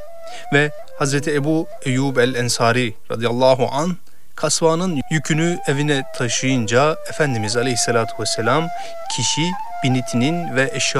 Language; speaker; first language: Turkish; native; Turkish